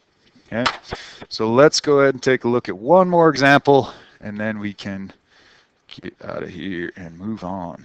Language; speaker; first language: English; native; English